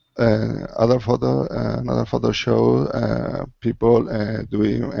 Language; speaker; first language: English; non-native, learner; Spanish